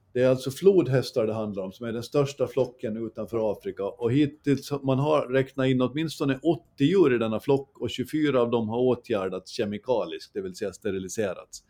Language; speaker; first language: Swedish; native; Swedish